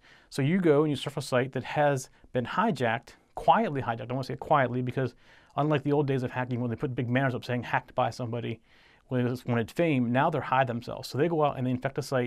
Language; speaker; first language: English; native; English